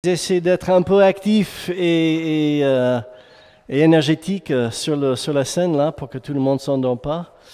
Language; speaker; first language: French; non-native, fluent; English